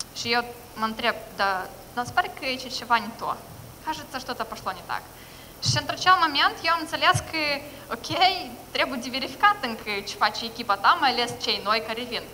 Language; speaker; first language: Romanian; non-native, local second language; Russian